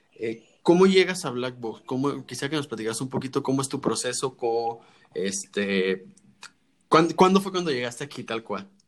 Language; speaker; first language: Spanish; native; Spanish